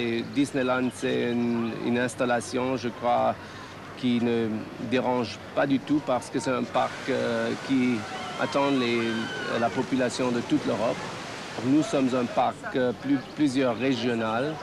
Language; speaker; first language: French; non-native, fluent; German